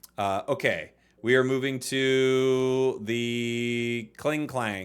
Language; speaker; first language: English; native; English